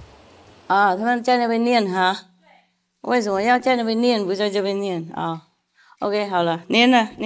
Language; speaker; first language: Chinese; non-native, fluent; Vietnamese